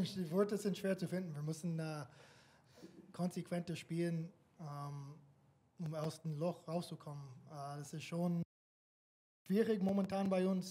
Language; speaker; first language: German; non-native, fluent; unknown